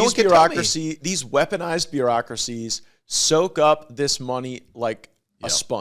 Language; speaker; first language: English; native; English